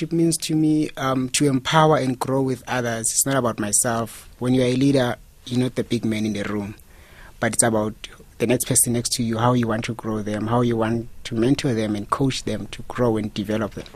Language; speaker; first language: English; non-native, local second language; Xhosa